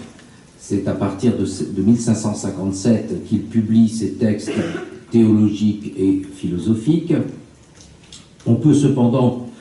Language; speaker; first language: French; native; French